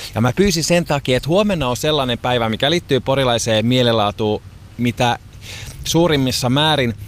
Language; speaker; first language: Finnish; native; Finnish